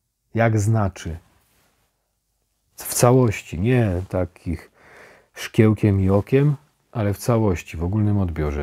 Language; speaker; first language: Polish; native; Polish